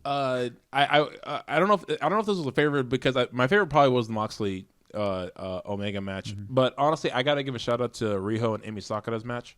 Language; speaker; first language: English; native; English